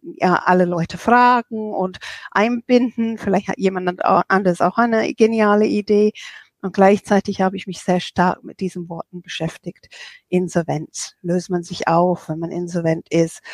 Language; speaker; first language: German; non-native, fluent; English